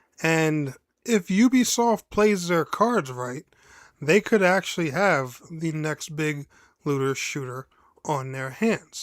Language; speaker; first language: English; native; English